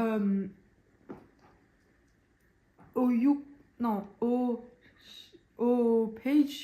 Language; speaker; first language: Korean; non-native, learner; French